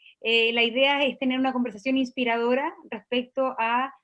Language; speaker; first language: Spanish; native; Spanish